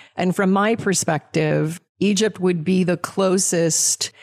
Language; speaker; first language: English; native; English